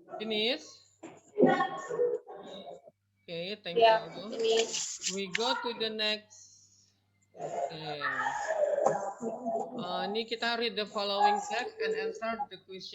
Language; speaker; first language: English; non-native, learner; Indonesian